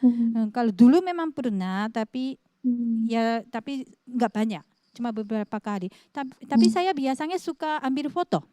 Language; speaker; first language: Indonesian; non-native, fluent; Japanese